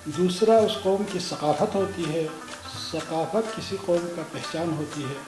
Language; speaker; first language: Urdu; non-native, local second language; Balti